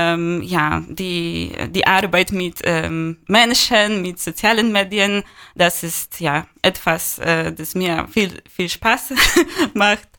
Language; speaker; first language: German; non-native, learner; Polish